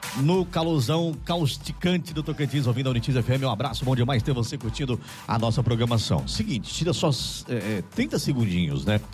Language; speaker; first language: Portuguese; native; Portuguese